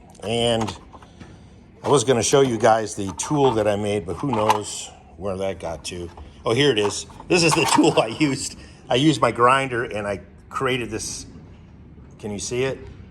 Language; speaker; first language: English; native; English